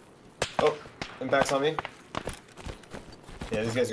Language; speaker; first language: English; native; English